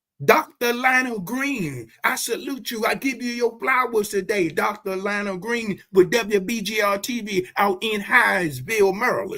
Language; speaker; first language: English; native; English